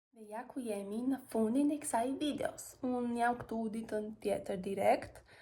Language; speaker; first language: Albanian; early bilingual, heritage; Albanian